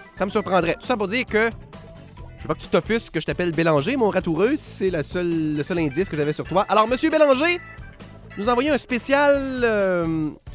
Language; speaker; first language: French; native; French